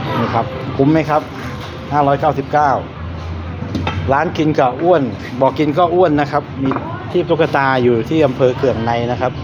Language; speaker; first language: Thai; native; Thai